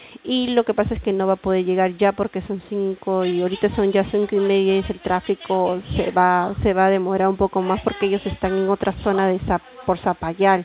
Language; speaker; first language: Spanish; native; Spanish